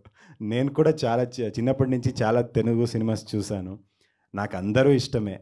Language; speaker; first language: Telugu; non-native, learner; Kannada